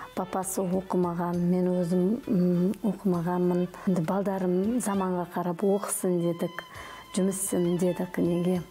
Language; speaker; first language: Kazakh; non-native, local second language; Uzbek